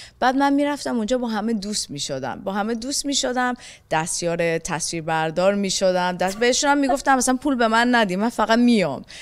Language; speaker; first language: Persian; early bilingual, heritage; Persian